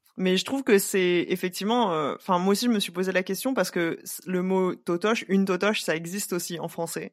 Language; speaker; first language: French; native; French